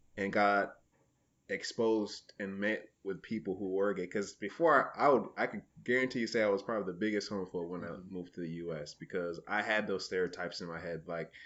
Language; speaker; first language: English; native; English